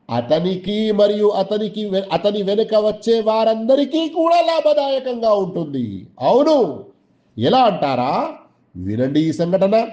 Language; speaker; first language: Telugu; non-native, local second language; Urdu